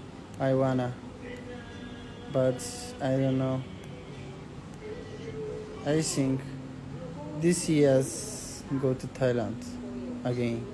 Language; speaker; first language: English; non-native, learner; Japanese